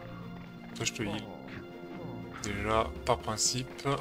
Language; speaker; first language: French; native; French